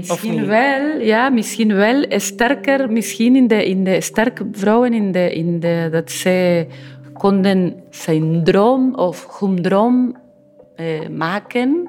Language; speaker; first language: Dutch; non-native, learner; Spanish